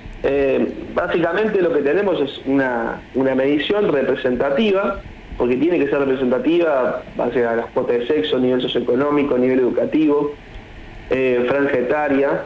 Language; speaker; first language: Spanish; native; Spanish